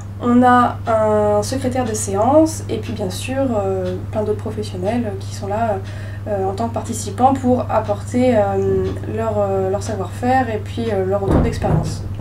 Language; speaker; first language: French; native; French